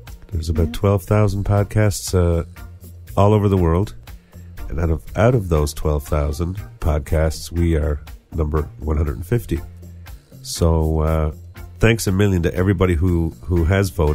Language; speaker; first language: English; native; English